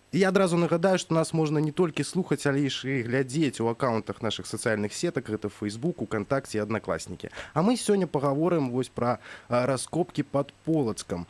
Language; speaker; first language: Belarusian; native; Belarusian